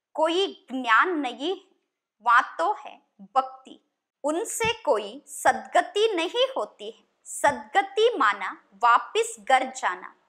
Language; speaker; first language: Hindi; non-native, local second language; Kannada